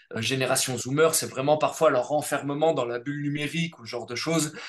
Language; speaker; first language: French; native; French